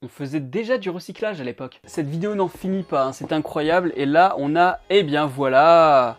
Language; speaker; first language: French; native; French